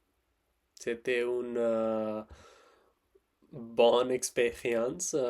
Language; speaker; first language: French; non-native, learner; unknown